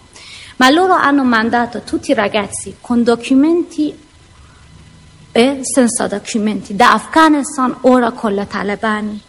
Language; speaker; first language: Italian; non-native, learner; Persian